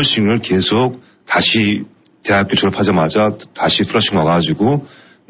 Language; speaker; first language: Korean; non-native, fluent; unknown